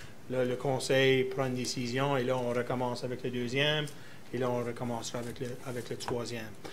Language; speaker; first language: French; native; French